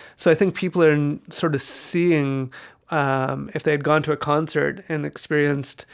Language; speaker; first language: English; native; English